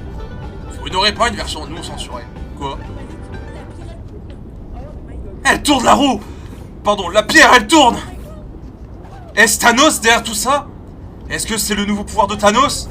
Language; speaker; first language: French; native; French